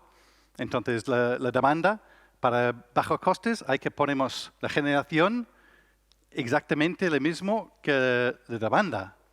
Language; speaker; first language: Spanish; non-native, learner; English